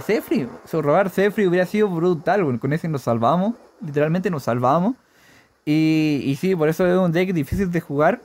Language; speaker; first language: Spanish; native; Spanish